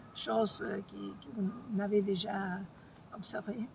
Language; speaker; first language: French; non-native, fluent; Spanish